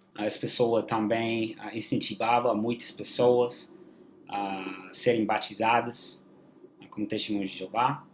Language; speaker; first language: Portuguese; non-native, fluent; English